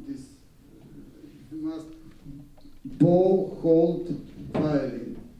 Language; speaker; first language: English; non-native, learner; Russian